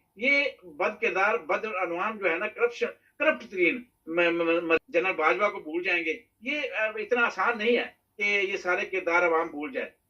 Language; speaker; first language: Urdu; non-native, local second language; Punjabi